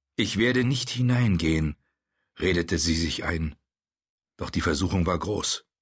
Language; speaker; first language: German; native; German